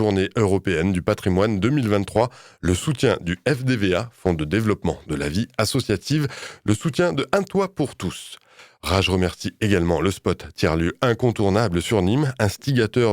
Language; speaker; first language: French; native; French